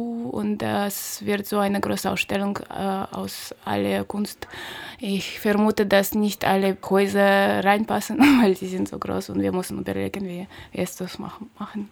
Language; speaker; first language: German; non-native, learner; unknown